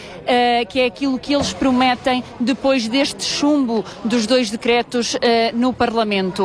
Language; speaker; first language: Portuguese; native; Portuguese